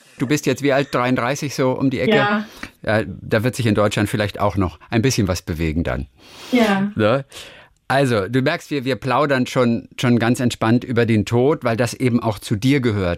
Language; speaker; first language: German; native; German